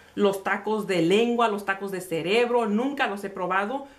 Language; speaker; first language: Spanish; early bilingual, heritage; Spanish